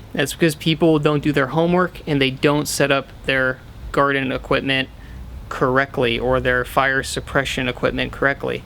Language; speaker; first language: English; native; English